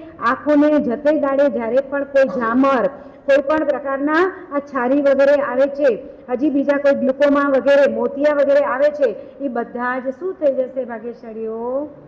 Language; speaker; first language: Gujarati; non-native, local second language; Kachhi